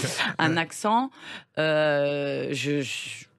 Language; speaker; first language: French; native; French